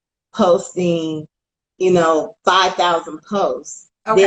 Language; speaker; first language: English; native; English